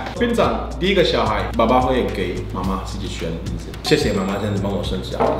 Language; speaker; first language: Chinese; non-native, fluent; Wolof